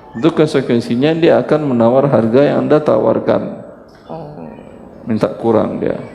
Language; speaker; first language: Indonesian; native; Indonesian